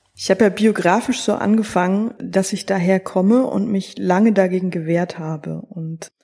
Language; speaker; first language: German; native; German